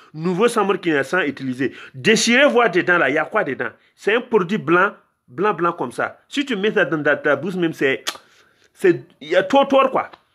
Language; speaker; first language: French; non-native, local second language; Mossi